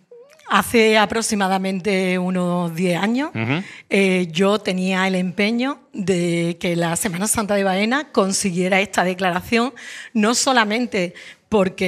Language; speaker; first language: Spanish; native; Spanish